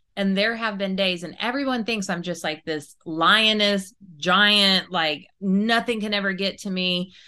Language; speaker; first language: English; early bilingual, other home language; Italian